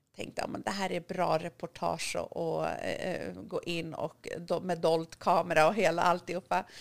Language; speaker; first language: Swedish; early bilingual, other home language; Kurdish